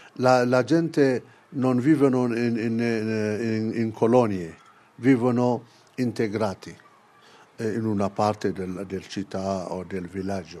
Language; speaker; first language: Italian; non-native, fluent; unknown